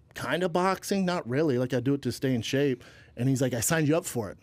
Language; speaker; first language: English; native; English